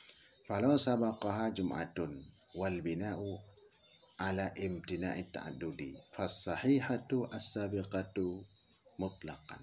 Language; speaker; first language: Arabic; non-native, fluent; Achinese